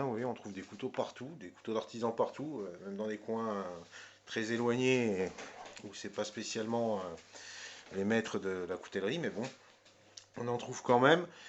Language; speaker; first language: French; native; French